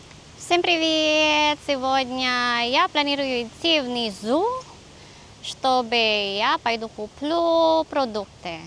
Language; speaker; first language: Russian; non-native, learner; Filipino